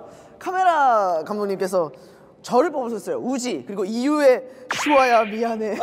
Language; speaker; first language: Korean; native; Korean